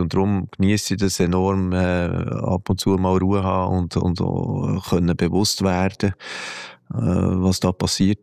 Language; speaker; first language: German; native; German